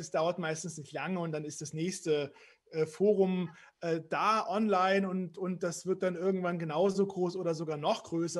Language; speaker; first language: German; native; German